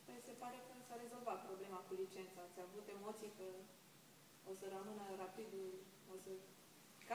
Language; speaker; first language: Romanian; native; Romanian